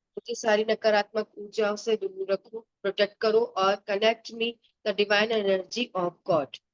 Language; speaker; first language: Hindi; native; Hindi